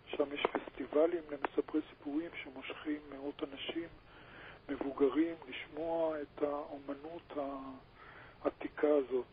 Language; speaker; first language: Hebrew; native; Hebrew